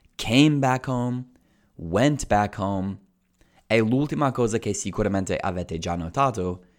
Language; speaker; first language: Italian; non-native, fluent; English